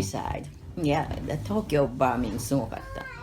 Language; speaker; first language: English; non-native, learner; Japanese